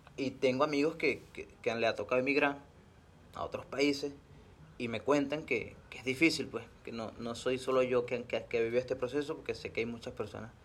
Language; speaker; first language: Spanish; native; Spanish